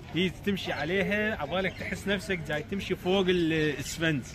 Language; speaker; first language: Arabic; non-native, local second language; Azerbaijani